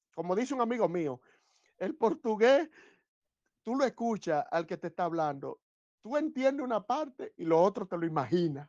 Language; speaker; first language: Spanish; native; Spanish